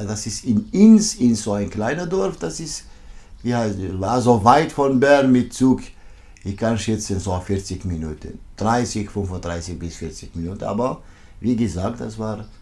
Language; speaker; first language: German; non-native, learner; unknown